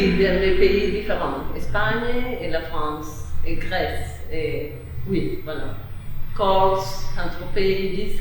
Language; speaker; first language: French; non-native, fluent; Spanish